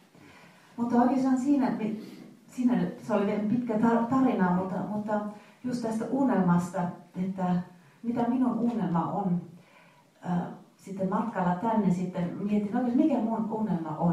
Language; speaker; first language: Finnish; non-native, fluent; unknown